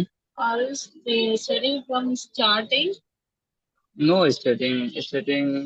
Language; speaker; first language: English; non-native, learner; Bangla